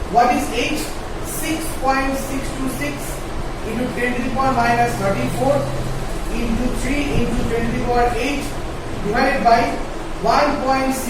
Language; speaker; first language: English; non-native, local second language; Bangla